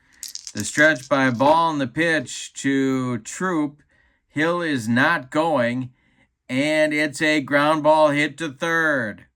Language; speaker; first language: English; native; English